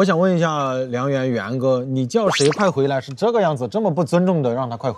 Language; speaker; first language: Chinese; native; Chinese